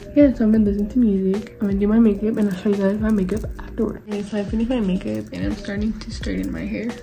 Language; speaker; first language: English; native; English